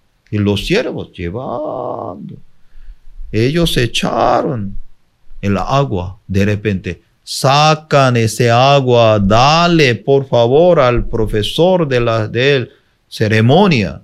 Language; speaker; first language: Spanish; non-native, fluent; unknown